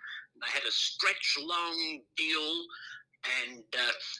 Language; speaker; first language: English; native; English